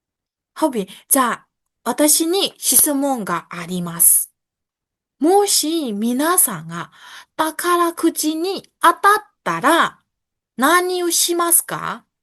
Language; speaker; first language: Japanese; non-native, fluent; Burmese